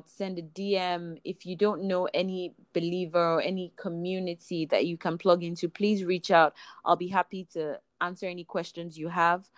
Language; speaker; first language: English; non-native, local second language; Igbo